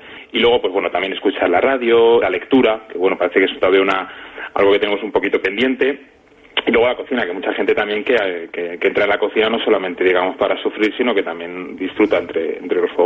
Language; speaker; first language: Spanish; native; Spanish